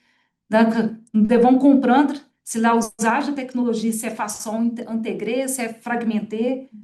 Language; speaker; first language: French; non-native, fluent; Portuguese